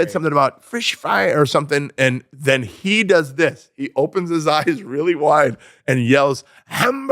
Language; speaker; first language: English; native; English